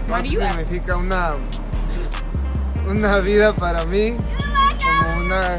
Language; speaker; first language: Spanish; early bilingual, heritage; Spanish